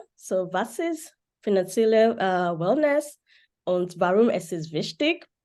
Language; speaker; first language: German; non-native, learner; Yoruba